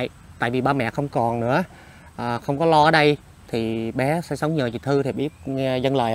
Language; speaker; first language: Vietnamese; native; Vietnamese